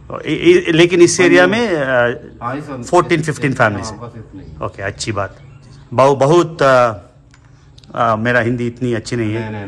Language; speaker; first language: Hindi; non-native, learner; Telugu